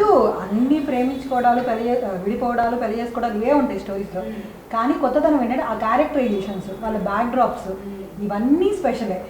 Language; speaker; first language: Telugu; native; Telugu